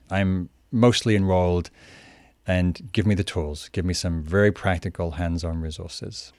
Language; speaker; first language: English; native; English